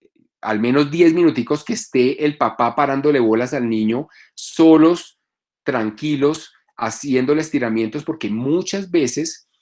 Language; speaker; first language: Spanish; native; Spanish